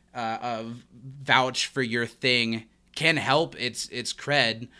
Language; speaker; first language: English; native; English